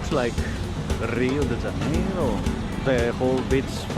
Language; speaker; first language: English; non-native, learner; Greek